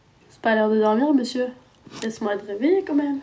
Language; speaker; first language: French; non-native, local second language; Arabic